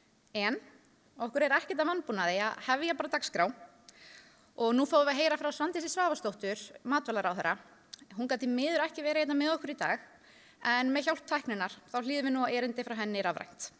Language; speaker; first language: Icelandic; native; Icelandic